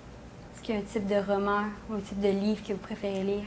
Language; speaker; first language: French; native; French